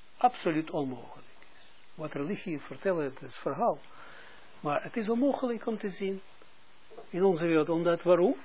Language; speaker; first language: Dutch; non-native, fluent; Russian